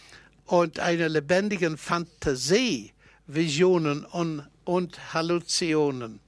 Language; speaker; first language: German; non-native, fluent; English